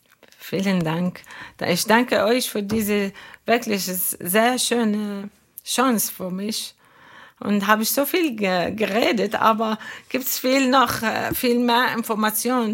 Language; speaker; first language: German; non-native, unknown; Arabic